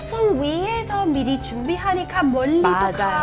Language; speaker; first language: Korean; non-native, fluent; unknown